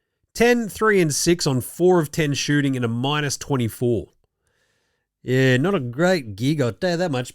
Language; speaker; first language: English; native; English